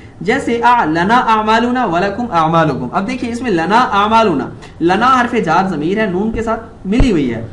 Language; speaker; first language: Urdu; native; Urdu